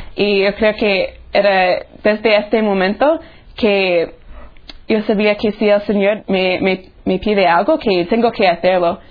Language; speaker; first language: Spanish; non-native, fluent; English